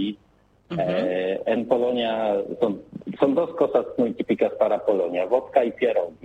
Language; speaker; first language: Spanish; non-native, learner; Polish